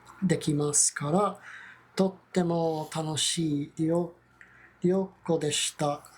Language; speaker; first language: Japanese; non-native, learner; English